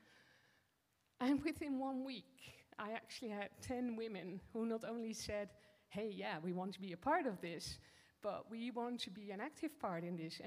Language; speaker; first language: English; non-native, fluent; Dutch